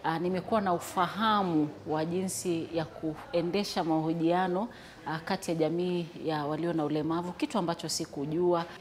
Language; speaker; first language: Swahili; non-native, local second language; Meru